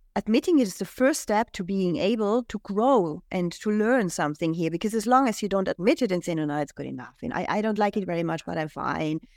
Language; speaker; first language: English; non-native, fluent; German